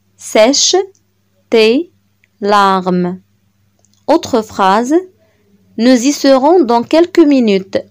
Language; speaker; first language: French; non-native, local second language; Arabic